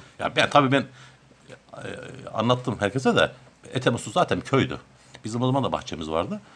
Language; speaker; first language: Turkish; native; Turkish